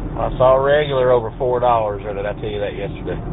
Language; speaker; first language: English; native; English